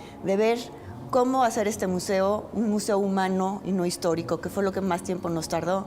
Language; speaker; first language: Spanish; native; Spanish